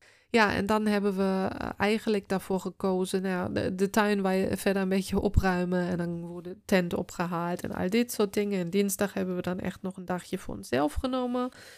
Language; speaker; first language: Dutch; non-native, fluent; German